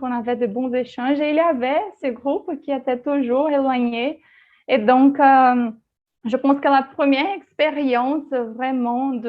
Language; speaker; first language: French; non-native, fluent; Portuguese